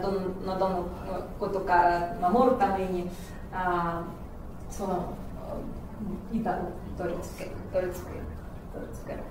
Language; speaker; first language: Japanese; non-native, fluent; Russian